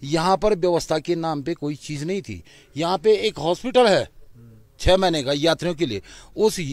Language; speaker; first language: Hindi; native; Hindi